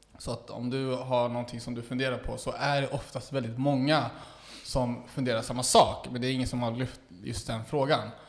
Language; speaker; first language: Swedish; native; Swedish